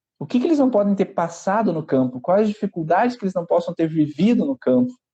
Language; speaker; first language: Portuguese; native; Portuguese